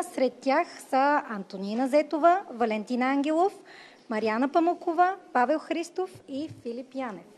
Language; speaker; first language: Bulgarian; native; Bulgarian